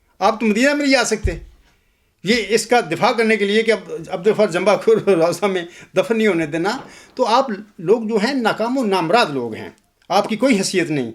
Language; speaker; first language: Urdu; non-native, local second language; Punjabi